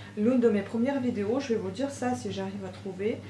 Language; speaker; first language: French; non-native, fluent; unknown